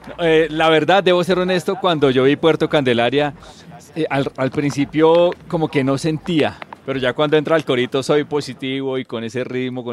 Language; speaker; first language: Spanish; native; Spanish